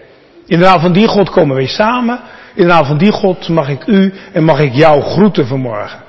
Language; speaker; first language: Dutch; native; Dutch